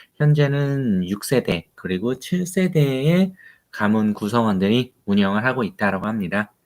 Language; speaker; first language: Korean; native; Korean